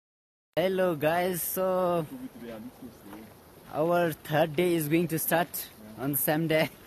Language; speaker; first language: English; non-native, local second language; Ladakhi